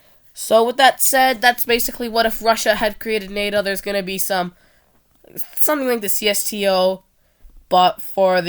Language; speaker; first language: English; non-native, fluent; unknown